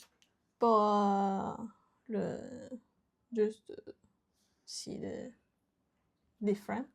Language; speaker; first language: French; non-native, learner; Japanese